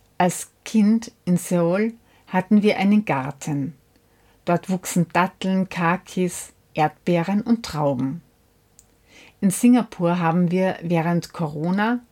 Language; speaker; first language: German; non-native, learner; Korean